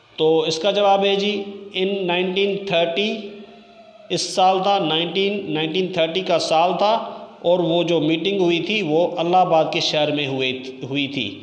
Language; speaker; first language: Urdu; non-native, local second language; Sindhi